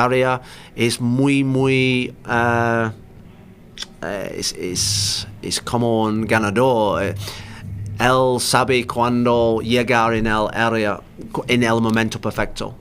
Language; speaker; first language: Spanish; non-native, learner; English